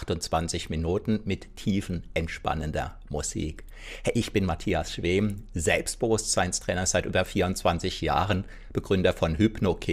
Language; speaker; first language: German; native; German